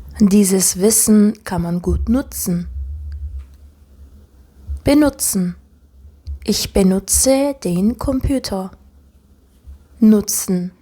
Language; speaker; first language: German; non-native, fluent; Turkish